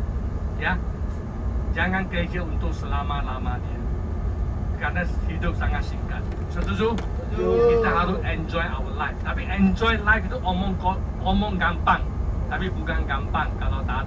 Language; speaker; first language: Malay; non-native, local second language; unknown